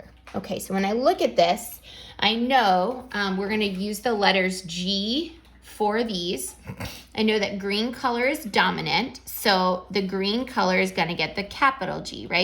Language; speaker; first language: English; native; English